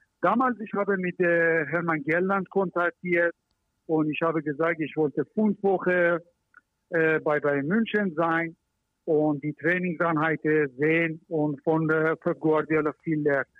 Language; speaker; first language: German; non-native, learner; Persian